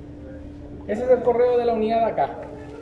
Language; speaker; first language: Spanish; native; Spanish